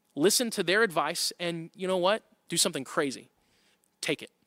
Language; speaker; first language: English; native; English